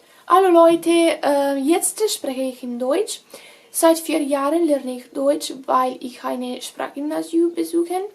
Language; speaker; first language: German; non-native, learner; Italian